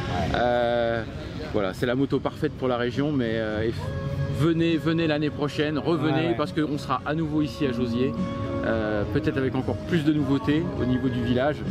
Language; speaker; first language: French; native; French